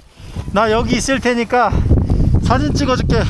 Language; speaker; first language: Korean; native; Korean